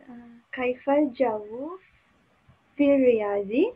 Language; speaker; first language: Arabic; non-native, learner; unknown